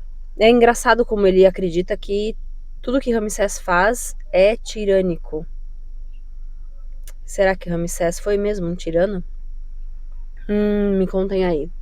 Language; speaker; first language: Portuguese; native; Portuguese